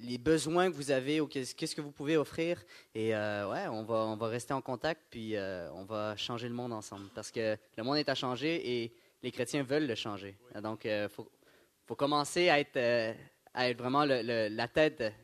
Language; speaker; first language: French; native; French